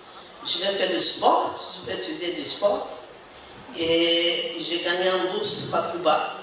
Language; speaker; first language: French; non-native, learner; Portuguese